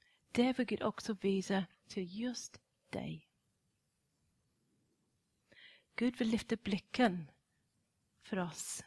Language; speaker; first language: Swedish; non-native, fluent; English